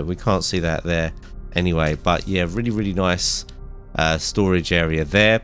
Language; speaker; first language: English; native; English